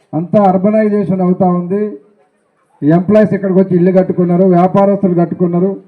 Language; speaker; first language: Telugu; native; Telugu